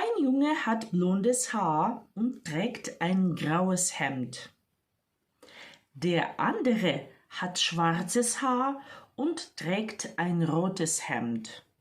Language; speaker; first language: German; non-native, fluent; Ukrainian